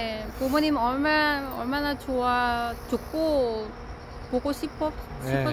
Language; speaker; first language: Korean; non-native, learner; Vietnamese